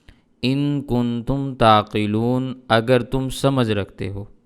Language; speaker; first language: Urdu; native; Urdu